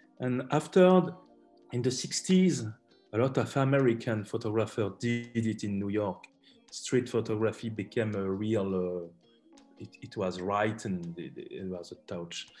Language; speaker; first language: English; non-native, learner; French